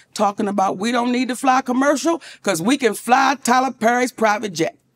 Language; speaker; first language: English; native; English